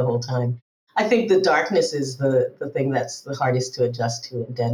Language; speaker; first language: English; native; English